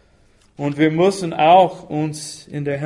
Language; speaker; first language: German; non-native, fluent; English